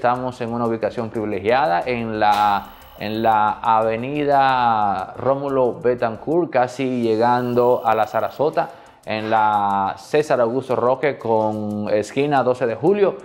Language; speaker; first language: Spanish; native; Spanish